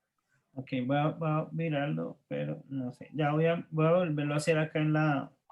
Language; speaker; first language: Spanish; native; Spanish